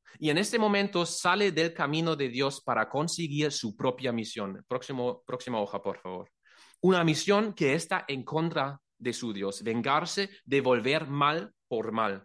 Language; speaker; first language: Spanish; non-native, fluent; German